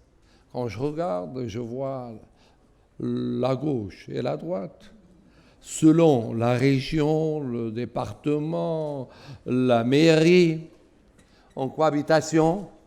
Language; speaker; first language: French; non-native, fluent; Portuguese